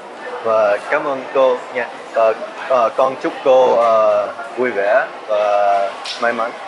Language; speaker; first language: Vietnamese; early bilingual, heritage; Vietnamese